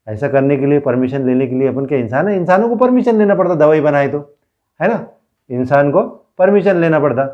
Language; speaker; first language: Hindi; non-native, local second language; Marathi